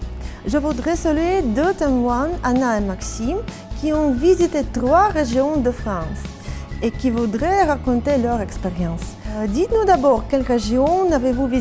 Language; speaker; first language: French; non-native, learner; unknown